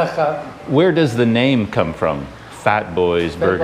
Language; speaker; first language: English; native; English